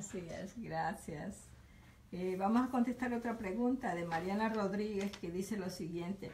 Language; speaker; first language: Spanish; native; Spanish